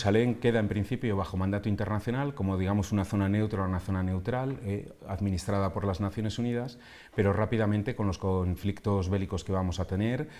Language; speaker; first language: Spanish; native; Spanish